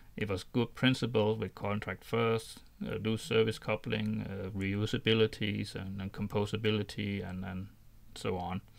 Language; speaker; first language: English; non-native, fluent; Danish